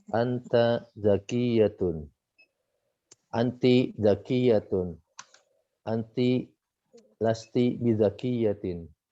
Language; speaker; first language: Arabic; non-native, learner; Indonesian